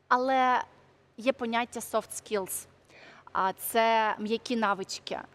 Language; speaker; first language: Ukrainian; native; Ukrainian